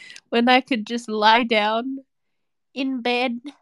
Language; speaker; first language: English; native; English